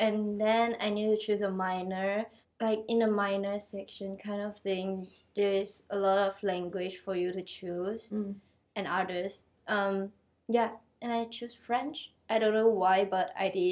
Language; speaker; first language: English; non-native, local second language; Chinese